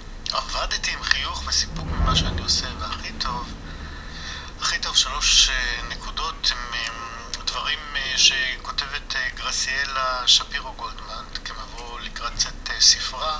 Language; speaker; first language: Hebrew; native; Hebrew